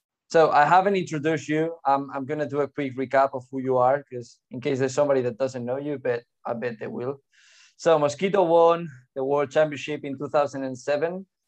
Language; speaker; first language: English; non-native, fluent; Spanish